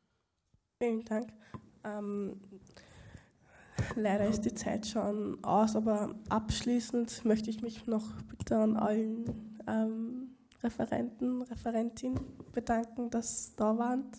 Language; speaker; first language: German; native; German